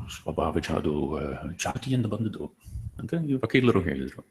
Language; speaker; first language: Kannada; non-native, fluent; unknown